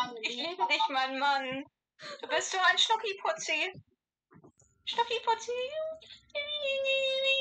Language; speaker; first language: German; non-native, learner; English